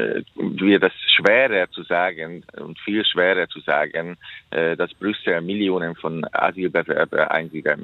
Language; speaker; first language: German; non-native, fluent; Hungarian